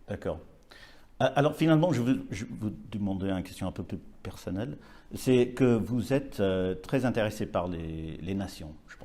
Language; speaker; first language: French; non-native, learner; English